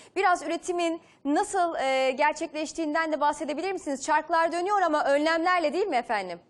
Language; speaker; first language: Turkish; native; Turkish